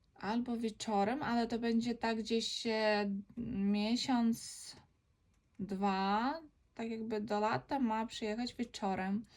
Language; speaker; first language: Polish; non-native, learner; Ukrainian